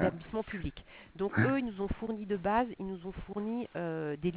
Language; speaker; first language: French; native; French